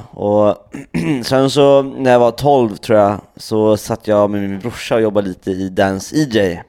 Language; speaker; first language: Swedish; native; Swedish